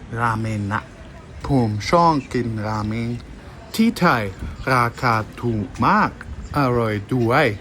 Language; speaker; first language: Thai; non-native, learner; German